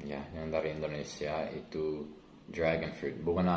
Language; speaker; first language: Indonesian; non-native, learner; English